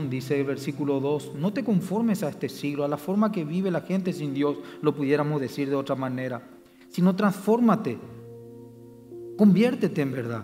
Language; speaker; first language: Spanish; native; Spanish